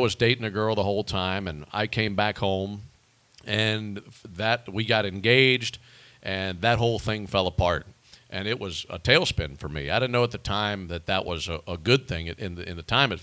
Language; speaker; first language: English; native; English